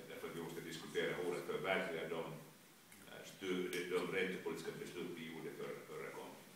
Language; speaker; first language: Swedish; non-native, local second language; Finnish